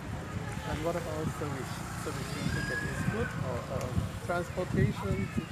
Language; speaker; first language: English; non-native, learner; Thai